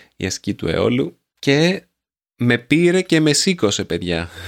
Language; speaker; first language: Greek; native; Greek